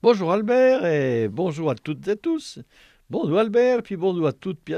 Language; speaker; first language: French; native; French